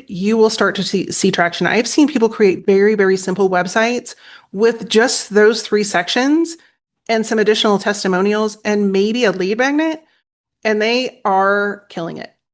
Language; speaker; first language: English; native; English